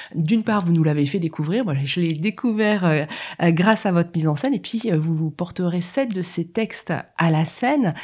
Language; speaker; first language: French; native; French